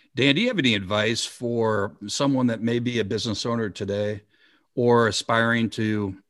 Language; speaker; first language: English; native; English